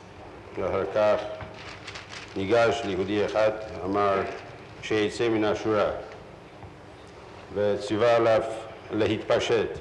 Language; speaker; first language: Hebrew; non-native, fluent; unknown